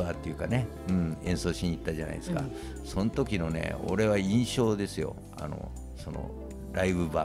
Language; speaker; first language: Japanese; native; Japanese